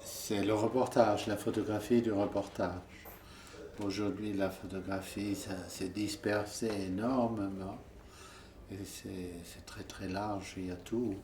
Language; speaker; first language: French; non-native, fluent; German